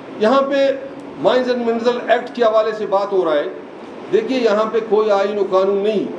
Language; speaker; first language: Urdu; non-native, local second language; Baluchi